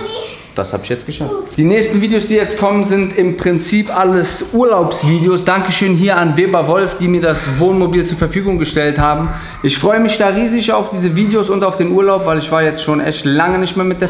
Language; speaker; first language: German; native; German